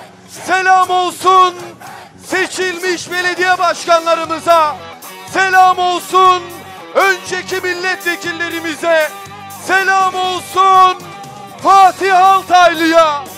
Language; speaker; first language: Turkish; native; Turkish